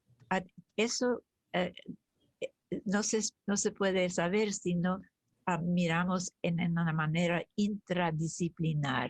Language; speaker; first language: Spanish; early bilingual, other home language; German